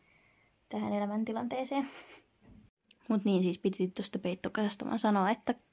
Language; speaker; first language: Finnish; native; Finnish